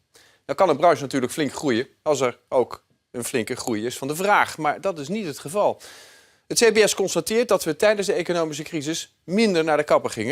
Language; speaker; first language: Dutch; native; Dutch